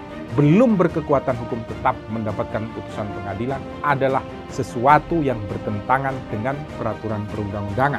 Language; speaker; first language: Indonesian; native; Indonesian